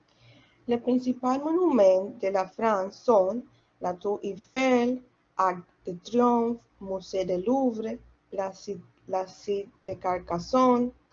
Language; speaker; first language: French; non-native, learner; Spanish